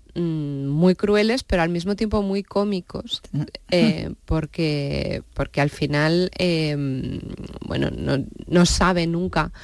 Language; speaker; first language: Spanish; native; Spanish